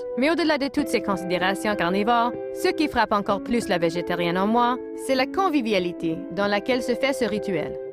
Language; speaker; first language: French; native; French